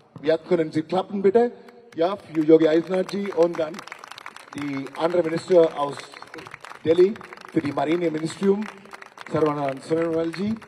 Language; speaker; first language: German; non-native, learner; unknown